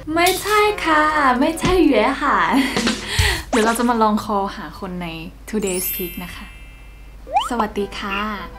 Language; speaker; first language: Thai; native; Thai